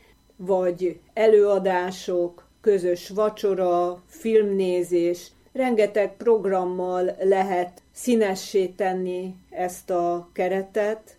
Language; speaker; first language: Hungarian; native; Hungarian